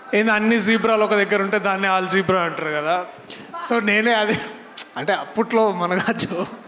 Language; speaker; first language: Telugu; native; Telugu